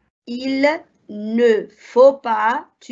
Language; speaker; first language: French; non-native, fluent; Arabic